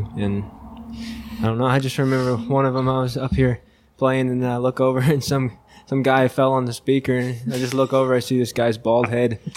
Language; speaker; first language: English; native; English